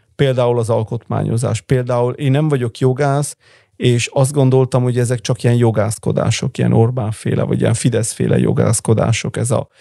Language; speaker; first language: Hungarian; early bilingual, heritage; Italian